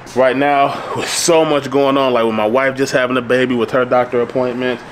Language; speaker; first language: English; native; English